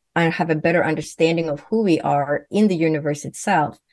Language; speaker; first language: English; non-native, fluent; Swedish